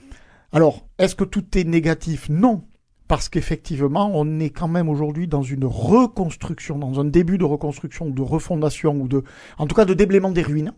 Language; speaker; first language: French; native; French